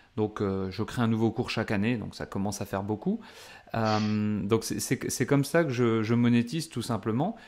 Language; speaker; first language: French; native; French